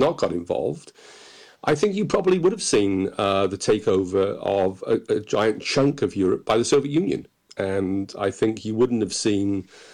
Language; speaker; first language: English; native; English